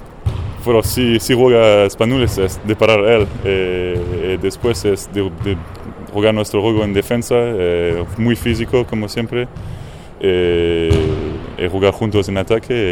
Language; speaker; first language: Spanish; non-native, fluent; French